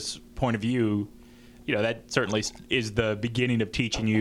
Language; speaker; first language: English; native; English